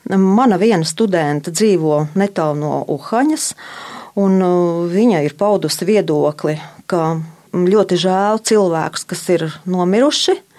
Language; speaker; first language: Latvian; native; Latvian